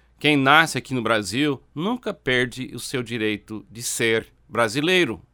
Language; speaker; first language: Portuguese; non-native, fluent; English